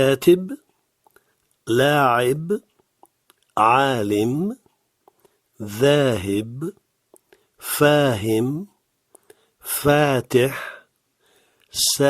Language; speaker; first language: Arabic; non-native, learner; French